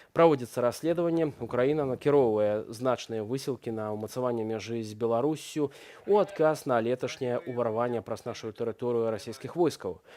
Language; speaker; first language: Belarusian; native; Belarusian